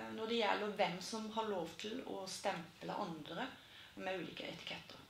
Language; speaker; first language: Norwegian; native; Norwegian